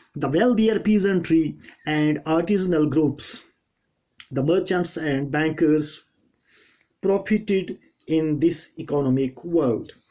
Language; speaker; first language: English; non-native, local second language; Hindi